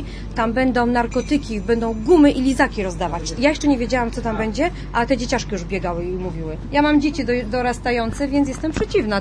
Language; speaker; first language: Polish; native; Polish